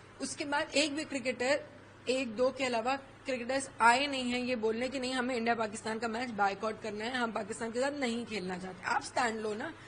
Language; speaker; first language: Hindi; native; Hindi